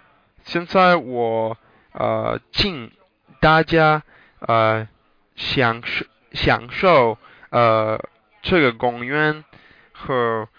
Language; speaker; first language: Chinese; non-native, learner; English